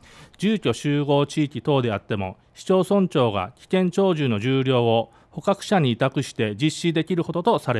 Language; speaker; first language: Japanese; native; Japanese